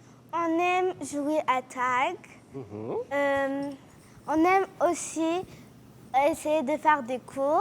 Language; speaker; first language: French; non-native, learner; English